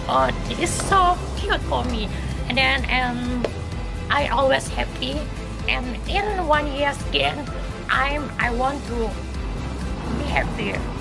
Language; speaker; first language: English; non-native, learner; Indonesian